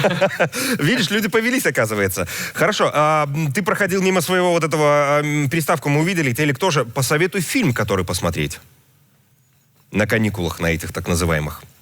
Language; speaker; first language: Russian; native; Russian